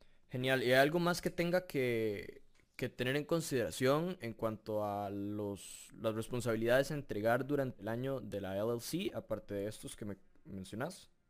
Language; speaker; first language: Spanish; native; Spanish